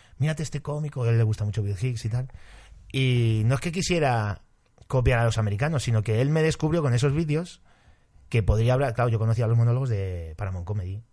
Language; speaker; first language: Spanish; native; Spanish